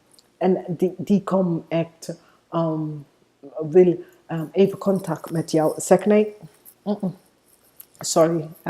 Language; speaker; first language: Dutch; non-native, fluent; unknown